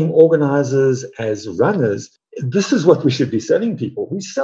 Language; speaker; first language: English; native; English